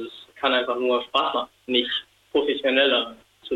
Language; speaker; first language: German; non-native, fluent; Spanish